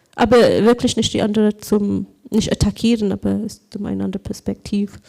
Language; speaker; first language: German; non-native, learner; English